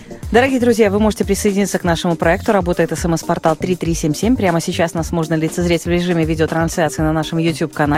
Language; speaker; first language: Russian; native; Russian